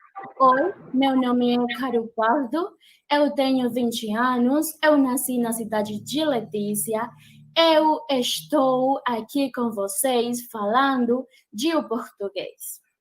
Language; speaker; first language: Portuguese; non-native, learner; Spanish